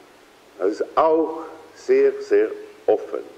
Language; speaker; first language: German; non-native, fluent; Swedish